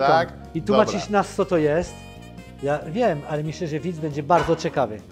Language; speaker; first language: Polish; non-native, fluent; French